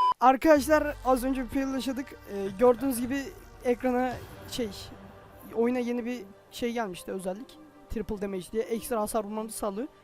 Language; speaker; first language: Turkish; native; Turkish